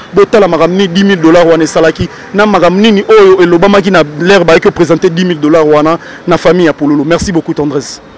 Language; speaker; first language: Lingala; native; Lingala